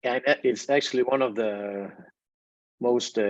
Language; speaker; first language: English; non-native, fluent; Danish